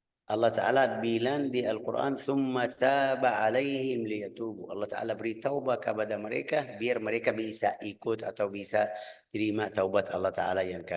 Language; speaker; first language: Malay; non-native, fluent; Arabic